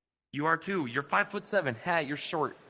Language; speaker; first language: English; native; English